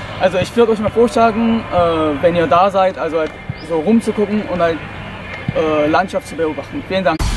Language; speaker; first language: German; non-native, fluent; Korean